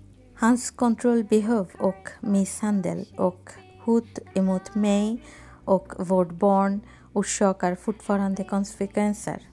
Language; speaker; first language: Swedish; non-native, fluent; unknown